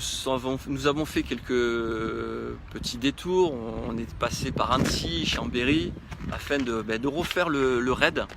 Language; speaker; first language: French; native; French